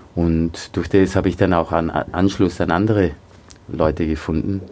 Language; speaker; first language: German; early bilingual, other home language; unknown